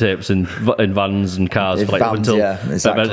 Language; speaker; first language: English; native; English